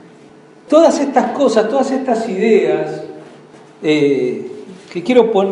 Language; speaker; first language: Spanish; native; Spanish